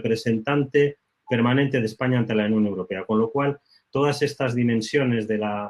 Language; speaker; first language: Spanish; native; Spanish